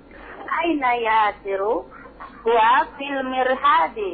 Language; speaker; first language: Arabic; non-native, learner; Indonesian